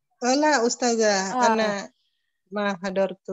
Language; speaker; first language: Arabic; non-native, learner; Indonesian